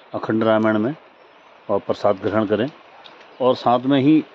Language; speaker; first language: Hindi; native; Hindi